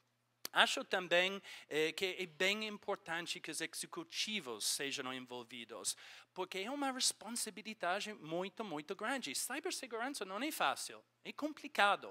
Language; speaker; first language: Portuguese; non-native, fluent; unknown